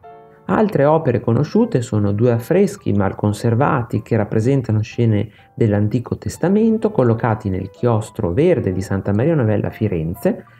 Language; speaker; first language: Italian; native; Italian